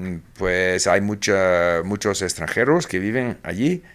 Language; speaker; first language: Spanish; non-native, fluent; English